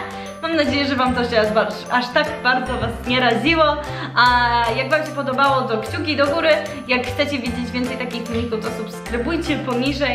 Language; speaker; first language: Polish; early bilingual, heritage; Polish